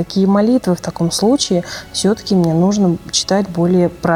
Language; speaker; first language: Russian; native; Russian